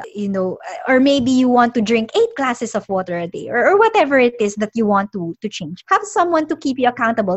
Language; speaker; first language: English; non-native, local second language; Filipino